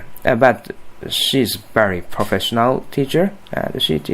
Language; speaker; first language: English; non-native, learner; Japanese